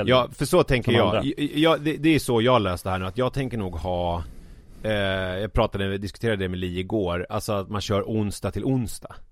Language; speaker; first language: Swedish; native; Swedish